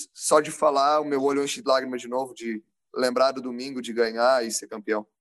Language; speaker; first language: Portuguese; native; Portuguese